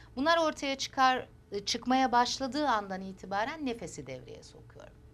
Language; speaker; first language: Turkish; early bilingual, heritage; Turkish